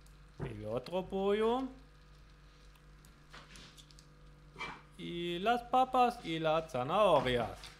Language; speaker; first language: Spanish; non-native, learner; German